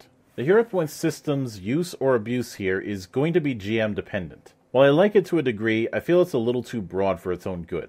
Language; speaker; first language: English; native; English